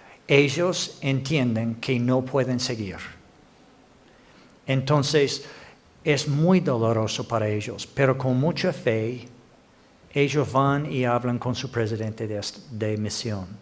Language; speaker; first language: Spanish; non-native, fluent; English